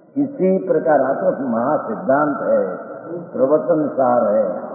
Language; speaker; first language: Hindi; non-native, local second language; Gujarati